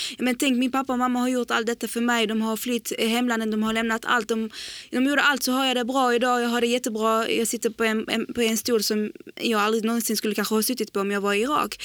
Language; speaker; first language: Swedish; early bilingual, other home language; Arabic